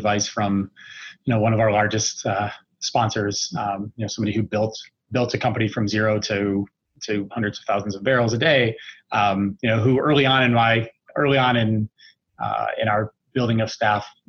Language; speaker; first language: English; native; English